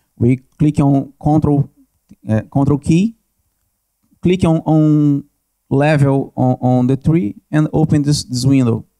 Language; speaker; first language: English; non-native, learner; Portuguese